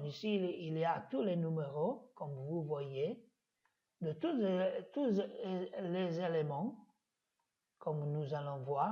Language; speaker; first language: French; non-native, fluent; Italian